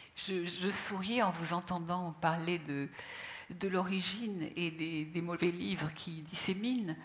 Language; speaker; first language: French; native; French